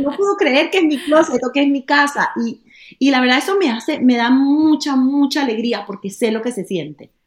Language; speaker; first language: Spanish; native; Spanish